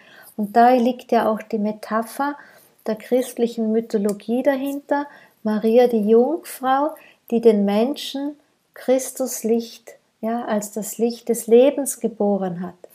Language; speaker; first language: German; native; German